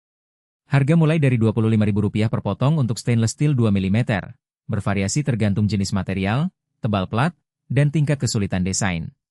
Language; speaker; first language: Indonesian; native; Indonesian